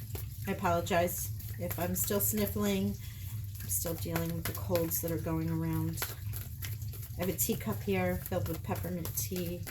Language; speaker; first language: English; native; English